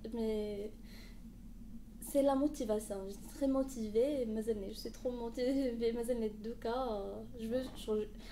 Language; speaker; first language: French; non-native, local second language; Arabic